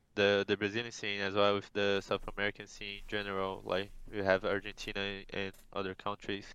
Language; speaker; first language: English; non-native, fluent; Portuguese